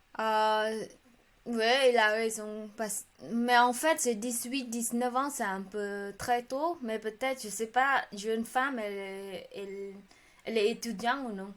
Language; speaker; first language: French; non-native, learner; Khmer